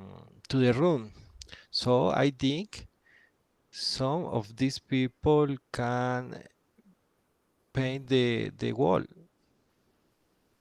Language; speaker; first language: English; non-native, learner; Spanish